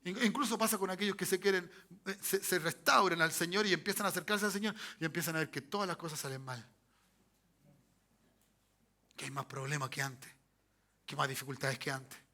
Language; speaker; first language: Spanish; native; Spanish